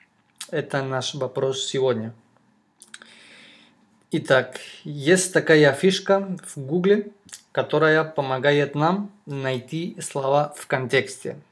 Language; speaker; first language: Russian; non-native, fluent; Spanish